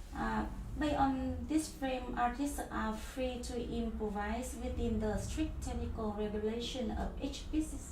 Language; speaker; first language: English; non-native, learner; Vietnamese